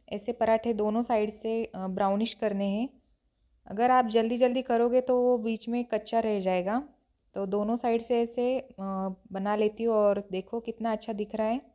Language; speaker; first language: Hindi; non-native, local second language; Marathi